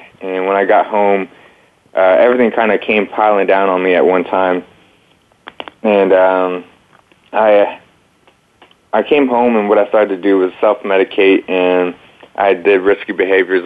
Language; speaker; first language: English; native; English